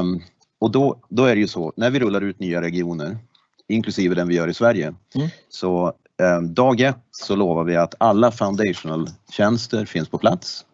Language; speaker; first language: Swedish; native; Swedish